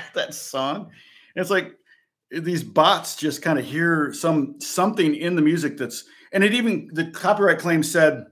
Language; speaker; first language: English; native; English